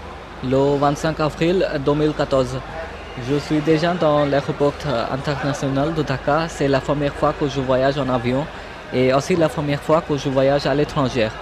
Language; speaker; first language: French; non-native, fluent; Bangla